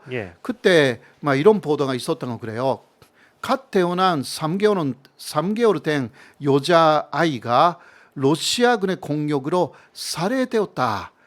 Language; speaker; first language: Korean; non-native, fluent; Japanese